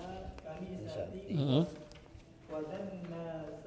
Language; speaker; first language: Arabic; non-native, learner; Indonesian